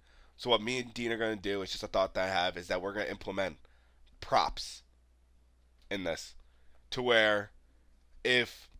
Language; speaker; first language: English; native; English